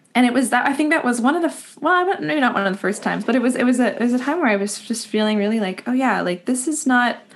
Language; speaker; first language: English; native; English